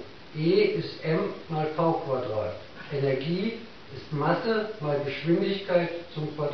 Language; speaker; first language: German; native; German